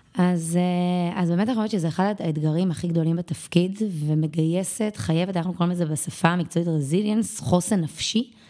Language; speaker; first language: Hebrew; native; Hebrew